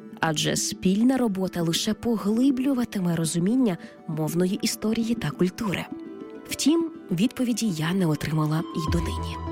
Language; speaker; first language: Ukrainian; native; Ukrainian